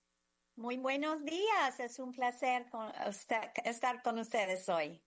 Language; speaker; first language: Spanish; non-native, fluent; English